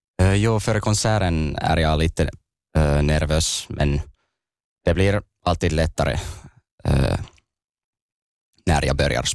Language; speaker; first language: Swedish; non-native, local second language; Finnish